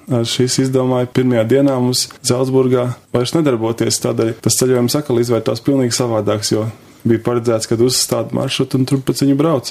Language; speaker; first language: Latvian; native; Latvian